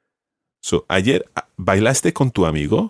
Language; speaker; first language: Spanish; non-native, fluent; English